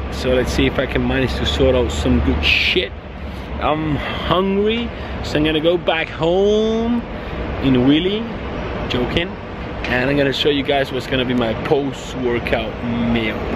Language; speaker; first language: English; non-native, fluent; Spanish